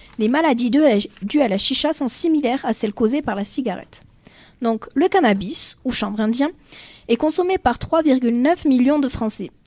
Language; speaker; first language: French; native; French